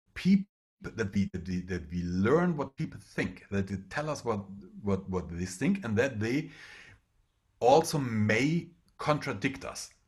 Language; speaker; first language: English; non-native, fluent; German